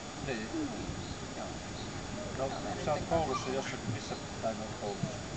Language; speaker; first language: Finnish; early bilingual, other home language; Vietnamese